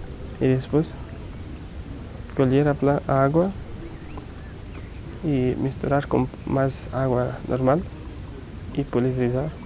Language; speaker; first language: Spanish; non-native, learner; Portuguese